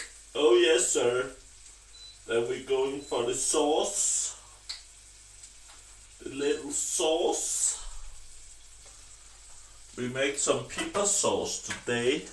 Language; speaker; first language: English; non-native, learner; Danish